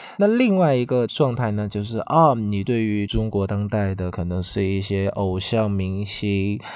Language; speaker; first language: Chinese; non-native, fluent; Vietnamese